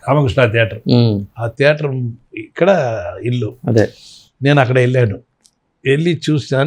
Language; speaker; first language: Telugu; non-native, local second language; Tamil